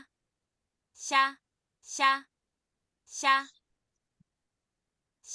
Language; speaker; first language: Japanese; non-native, learner; Filipino